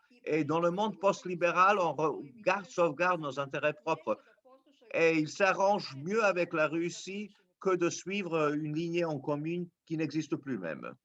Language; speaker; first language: French; non-native, local second language; Serbian